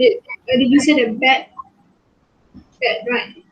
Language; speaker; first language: English; non-native, local second language; Malay